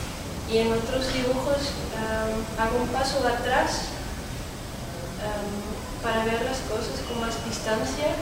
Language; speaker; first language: Spanish; non-native, fluent; Dutch